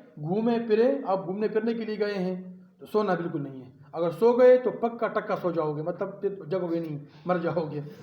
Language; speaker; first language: Urdu; non-native, local second language; Pashto